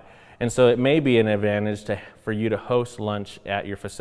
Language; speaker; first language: English; native; English